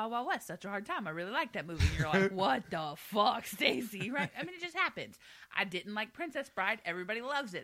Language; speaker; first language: English; native; English